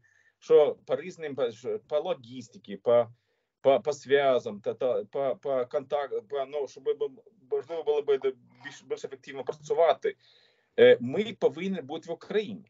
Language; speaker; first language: Ukrainian; non-native, learner; Swedish